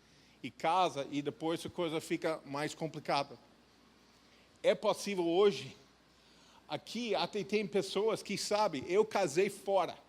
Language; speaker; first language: Portuguese; non-native, fluent; English